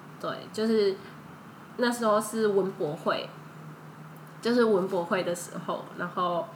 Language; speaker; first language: Chinese; early bilingual, heritage; Chinese